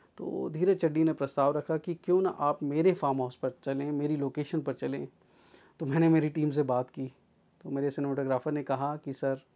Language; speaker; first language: Hindi; native; Hindi